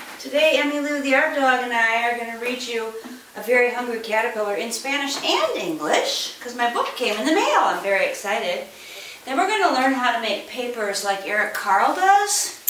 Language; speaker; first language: English; native; English